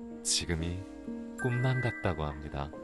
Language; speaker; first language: Korean; native; Korean